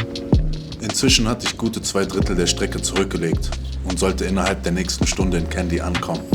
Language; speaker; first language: German; native; German